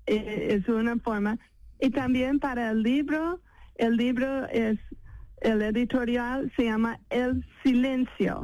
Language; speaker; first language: Spanish; non-native, fluent; English